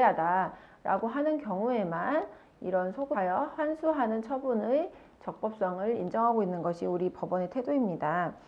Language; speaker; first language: Korean; native; Korean